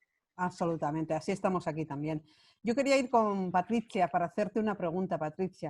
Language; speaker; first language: Spanish; native; Spanish